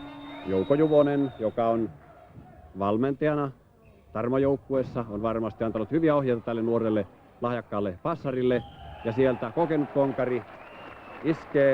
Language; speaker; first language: Finnish; native; Finnish